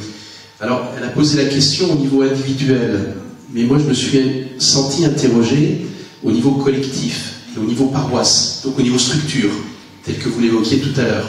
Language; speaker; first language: French; native; French